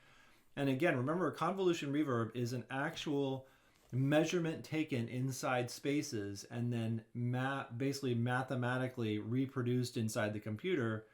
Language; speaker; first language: English; native; English